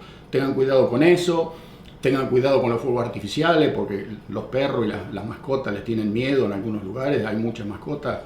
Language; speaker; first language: Spanish; native; Spanish